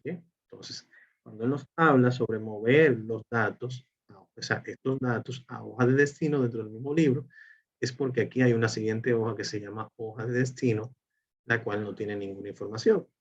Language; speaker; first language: Spanish; native; Spanish